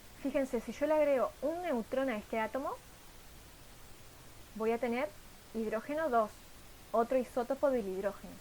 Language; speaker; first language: Spanish; native; Spanish